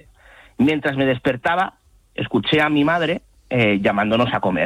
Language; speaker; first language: Spanish; native; Spanish